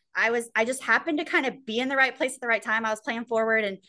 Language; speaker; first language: English; native; English